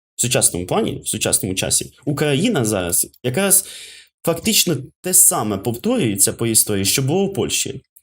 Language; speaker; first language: Ukrainian; native; Ukrainian